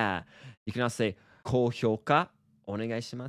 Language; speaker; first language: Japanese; non-native, fluent; English